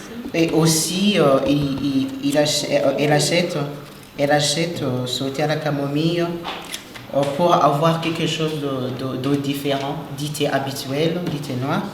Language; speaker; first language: French; non-native, local second language; Rundi